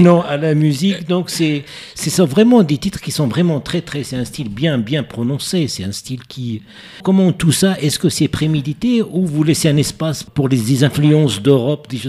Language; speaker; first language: French; non-native, local second language; Arabic